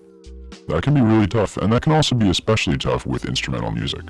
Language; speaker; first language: English; native; English